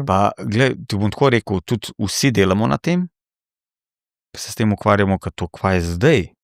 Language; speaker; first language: Slovenian; non-native, local second language; Serbian